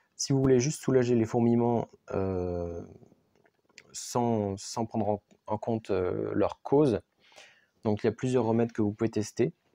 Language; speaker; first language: French; native; French